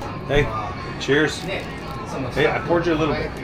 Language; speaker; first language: English; native; English